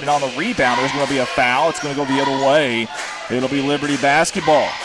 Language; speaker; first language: English; native; English